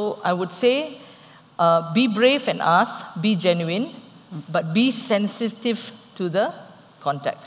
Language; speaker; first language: English; non-native, local second language; Tamil